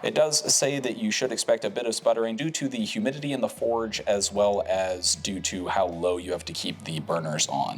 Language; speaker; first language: English; native; English